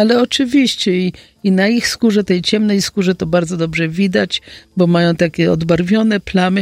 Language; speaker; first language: Polish; native; Polish